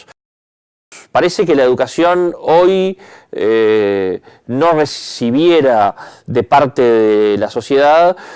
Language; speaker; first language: Spanish; native; Spanish